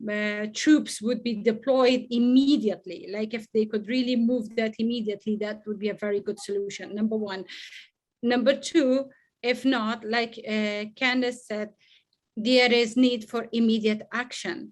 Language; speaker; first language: English; non-native, fluent; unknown